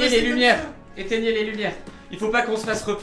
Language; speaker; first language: French; native; French